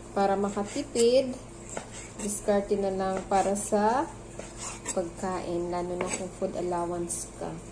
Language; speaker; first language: Filipino; non-native, local second language; Hiligaynon